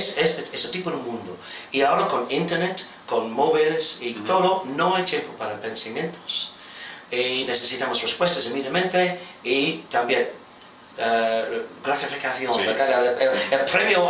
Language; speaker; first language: Spanish; non-native, fluent; English